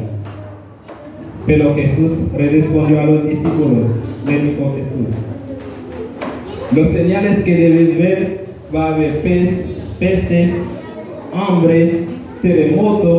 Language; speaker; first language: Spanish; non-native, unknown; Haitian Creole